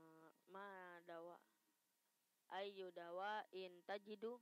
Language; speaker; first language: Arabic; non-native, learner; Indonesian